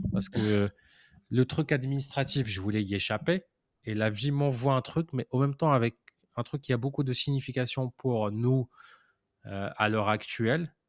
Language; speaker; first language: French; non-native, local second language; Arabic